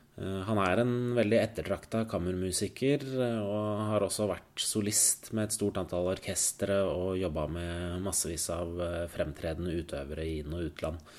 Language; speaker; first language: Norwegian; native; Norwegian